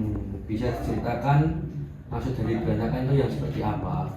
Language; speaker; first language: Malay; non-native, fluent; Indonesian